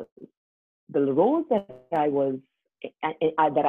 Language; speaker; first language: English; native; English